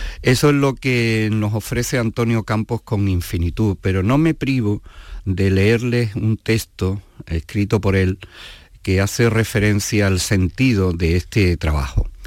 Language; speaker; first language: Spanish; native; Spanish